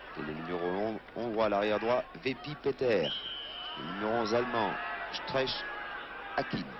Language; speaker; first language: French; native; French